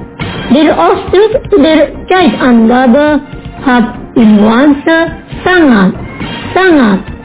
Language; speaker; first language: German; non-native, fluent; Indonesian